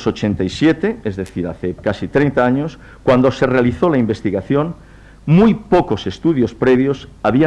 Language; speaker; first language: Spanish; native; Spanish